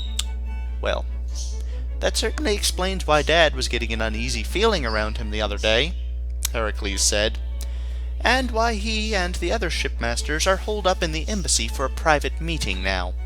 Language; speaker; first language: English; native; English